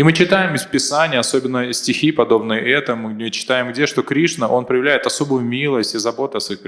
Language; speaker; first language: Russian; native; Russian